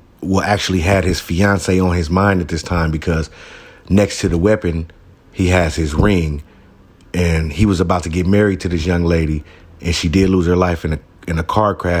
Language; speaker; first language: English; native; English